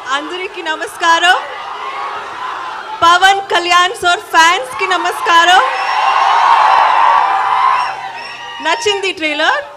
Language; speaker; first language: Telugu; non-native, learner; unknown